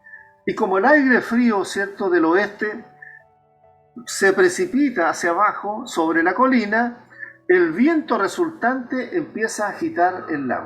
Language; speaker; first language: Spanish; native; Spanish